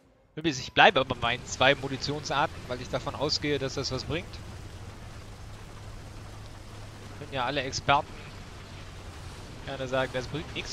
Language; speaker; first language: German; native; German